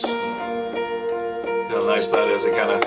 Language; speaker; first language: English; native; English